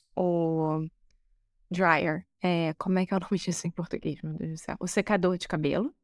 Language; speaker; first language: Portuguese; native; Portuguese